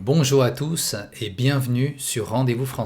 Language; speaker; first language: French; non-native, fluent; Russian